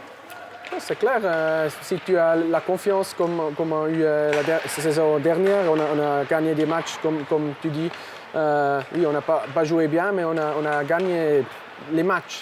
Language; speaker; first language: French; non-native, local second language; German